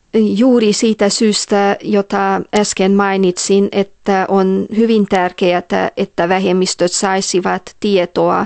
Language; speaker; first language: Finnish; non-native, fluent; Hungarian